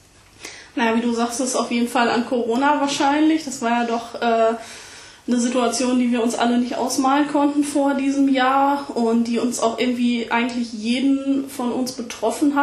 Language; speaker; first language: German; native; German